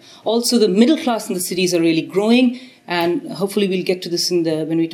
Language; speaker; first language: English; non-native, local second language; Tamil